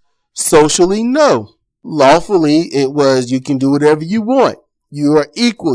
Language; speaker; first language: English; native; English